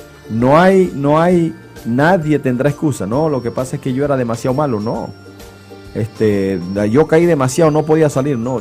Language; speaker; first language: Spanish; native; Spanish